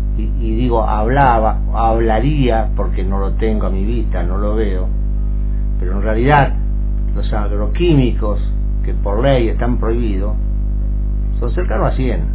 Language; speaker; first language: Spanish; native; Spanish